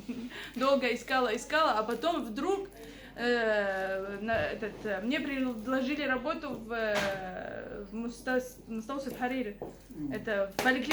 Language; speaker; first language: Russian; native; Russian